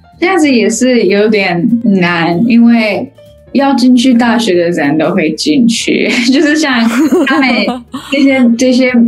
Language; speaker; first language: Chinese; early bilingual, heritage; Chinese